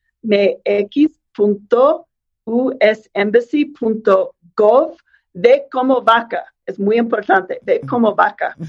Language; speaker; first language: Spanish; non-native, fluent; English